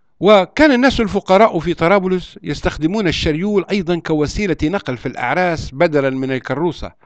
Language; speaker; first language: Arabic; native; Arabic